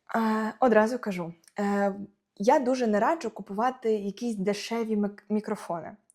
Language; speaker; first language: Ukrainian; non-native, local second language; Russian